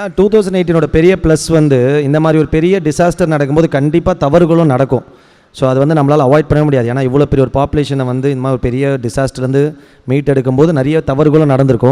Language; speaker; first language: Tamil; native; Tamil